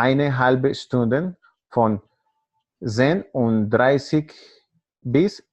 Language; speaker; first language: German; non-native, learner; Spanish